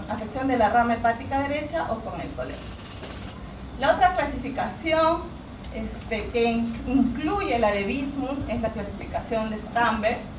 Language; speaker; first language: Spanish; native; Spanish